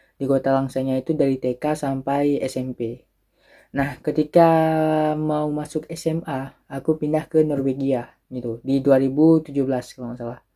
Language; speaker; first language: Indonesian; early bilingual, other home language; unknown